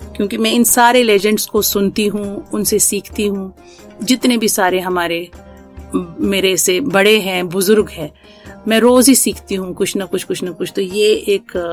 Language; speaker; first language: Hindi; non-native, local second language; Kashmiri